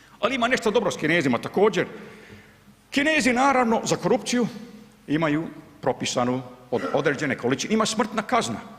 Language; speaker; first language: Bosnian; early bilingual, heritage; Croatian